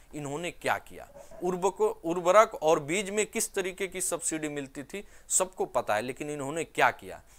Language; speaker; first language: Hindi; native; Hindi